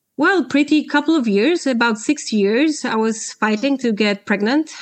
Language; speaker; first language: English; non-native, fluent; Polish